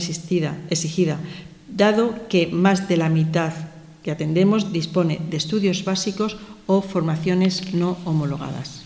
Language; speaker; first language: Spanish; native; Spanish